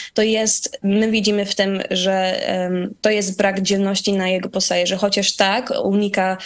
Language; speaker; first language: Polish; early bilingual, heritage; Polish